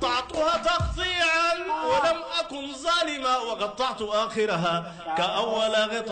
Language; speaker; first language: Arabic; native; Arabic